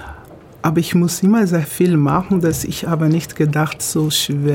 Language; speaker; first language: German; non-native, fluent; Portuguese